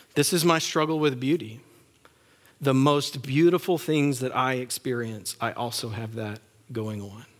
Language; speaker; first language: English; native; English